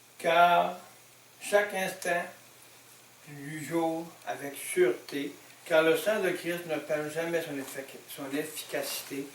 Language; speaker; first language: French; native; French